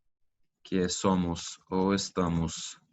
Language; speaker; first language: Portuguese; non-native, fluent; English